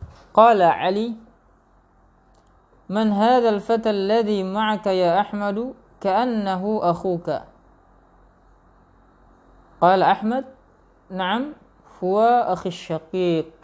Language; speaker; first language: Arabic; non-native, fluent; Indonesian